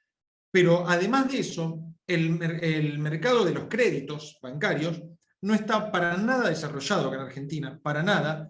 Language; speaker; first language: Spanish; native; Spanish